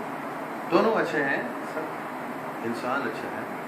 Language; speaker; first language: Hindi; non-native, local second language; English